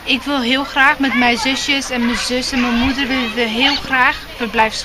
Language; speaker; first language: Dutch; early bilingual, other home language; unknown